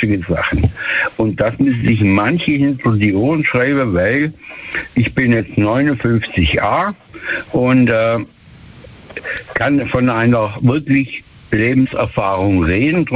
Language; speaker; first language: German; native; German